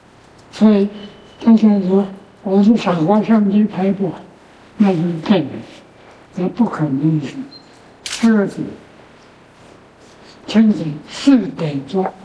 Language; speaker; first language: Chinese; non-native, local second language; Min Nan Chinese